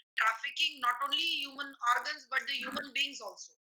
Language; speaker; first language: English; non-native, local second language; Marathi